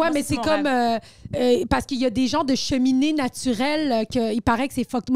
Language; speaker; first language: French; native; French